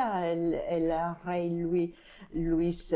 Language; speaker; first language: Spanish; non-native, fluent; French